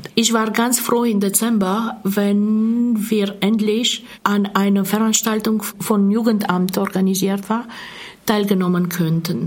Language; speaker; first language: German; non-native, fluent; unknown